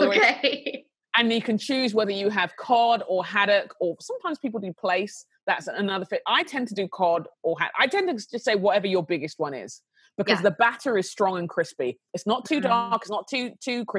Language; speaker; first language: English; native; English